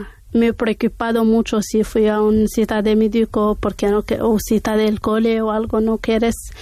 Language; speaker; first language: Spanish; non-native, learner; Arabic